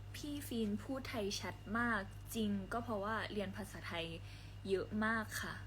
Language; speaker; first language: Thai; native; Thai